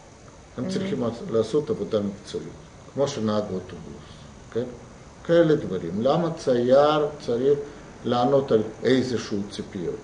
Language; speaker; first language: Hebrew; non-native, fluent; Russian